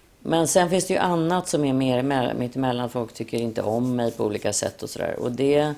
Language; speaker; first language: Swedish; native; Swedish